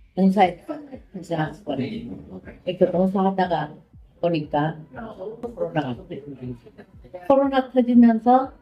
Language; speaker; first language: Korean; native; Korean